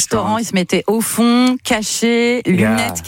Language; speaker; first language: French; native; French